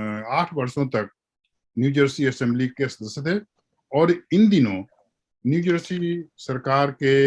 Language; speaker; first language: Hindi; native; Hindi